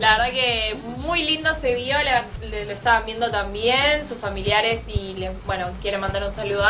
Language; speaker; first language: Spanish; native; Spanish